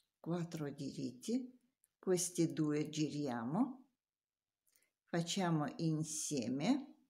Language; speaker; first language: Italian; non-native, learner; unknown